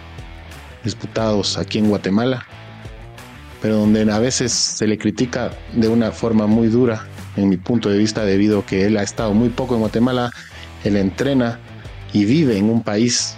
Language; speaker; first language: Spanish; native; Spanish